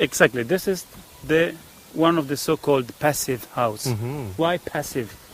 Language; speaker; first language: English; non-native, fluent; German